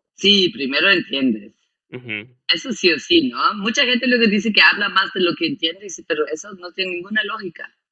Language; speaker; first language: Spanish; non-native, fluent; German